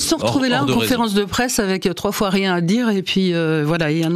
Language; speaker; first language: French; native; French